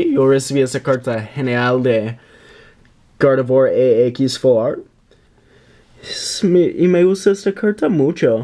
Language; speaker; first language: Spanish; non-native, learner; English